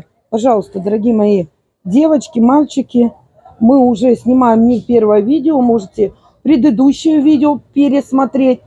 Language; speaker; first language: Russian; native; Russian